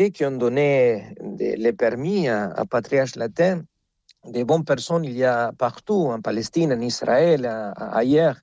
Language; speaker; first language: French; non-native, fluent; Spanish